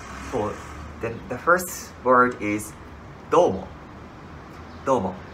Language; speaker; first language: English; non-native, fluent; Japanese